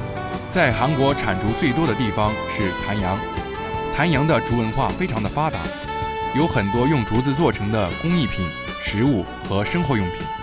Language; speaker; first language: Chinese; native; Chinese